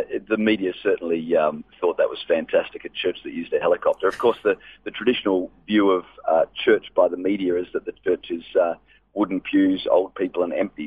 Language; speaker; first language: English; native; English